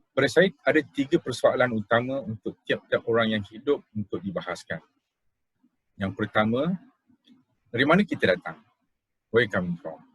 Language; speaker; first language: Malay; native; Malay